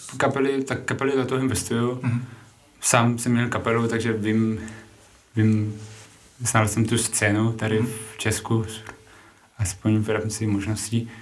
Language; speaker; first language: Czech; non-native, fluent; Spanish